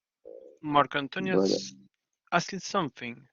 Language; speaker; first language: English; non-native, learner; Spanish